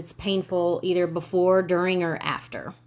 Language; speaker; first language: English; native; English